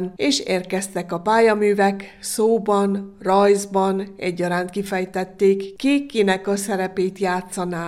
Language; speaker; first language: Hungarian; native; Hungarian